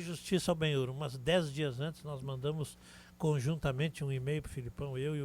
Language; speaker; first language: Portuguese; native; Portuguese